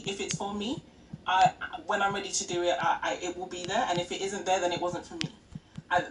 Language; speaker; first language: English; non-native, local second language; Yoruba